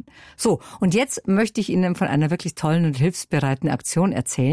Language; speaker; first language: German; native; German